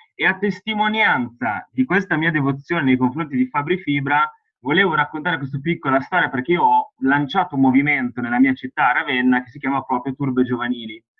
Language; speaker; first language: Italian; native; Italian